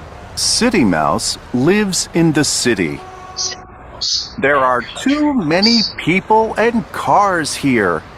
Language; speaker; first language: English; non-native, learner; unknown